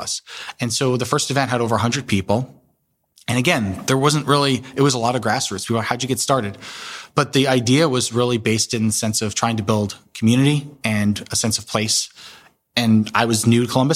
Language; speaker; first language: English; native; English